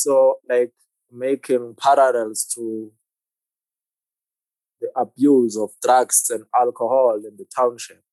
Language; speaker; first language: English; non-native, local second language; Zulu